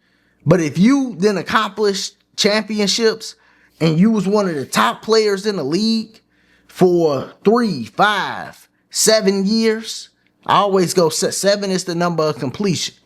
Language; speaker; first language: English; native; English